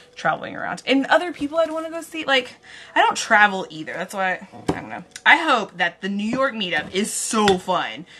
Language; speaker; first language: English; native; English